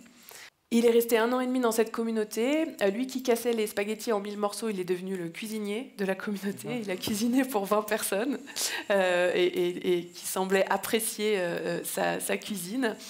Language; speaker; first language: French; native; French